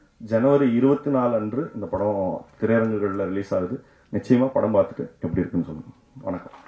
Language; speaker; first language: Tamil; native; Tamil